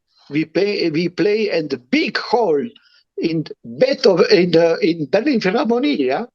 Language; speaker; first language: English; non-native, learner; Romany